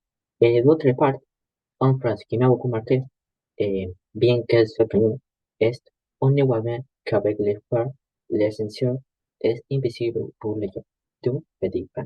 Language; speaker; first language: French; non-native, learner; Spanish